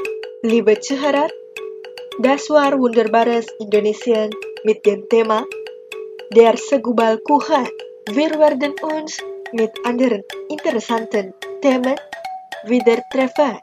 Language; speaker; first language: German; non-native, fluent; Indonesian